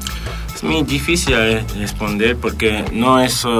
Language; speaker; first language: Spanish; non-native, fluent; Japanese